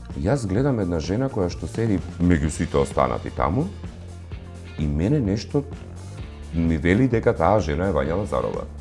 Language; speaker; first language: Macedonian; native; Macedonian